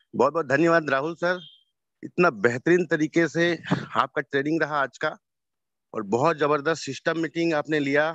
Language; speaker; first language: Hindi; native; Hindi